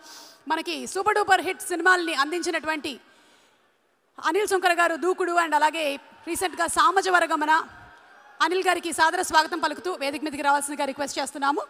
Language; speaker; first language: Telugu; native; Telugu